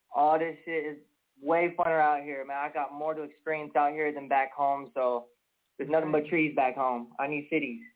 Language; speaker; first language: English; native; English